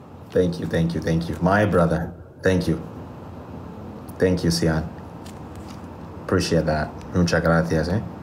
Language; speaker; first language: English; non-native, fluent; Indonesian